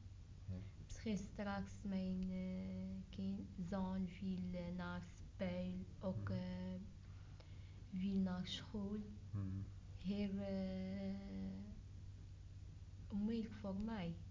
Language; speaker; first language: Dutch; non-native, learner; Arabic